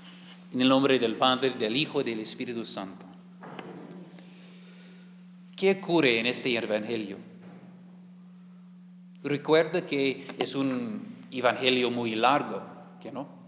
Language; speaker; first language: Spanish; non-native, learner; English